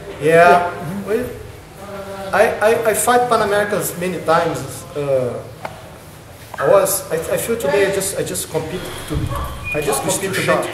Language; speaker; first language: English; non-native, learner; Portuguese